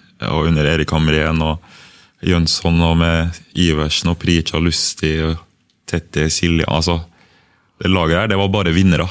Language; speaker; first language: Norwegian; early bilingual, other home language; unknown